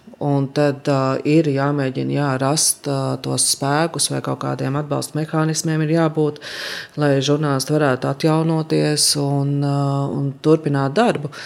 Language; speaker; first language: Latvian; native; Latvian